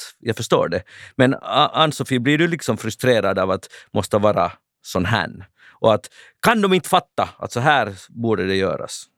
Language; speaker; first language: Swedish; native; Swedish